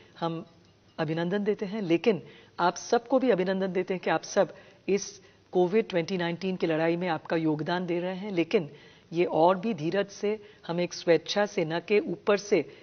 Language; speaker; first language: Hindi; non-native, local second language; Gujarati